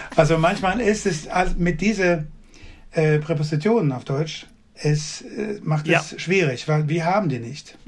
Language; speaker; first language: German; non-native, fluent; Swedish